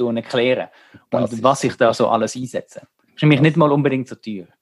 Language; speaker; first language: German; native; German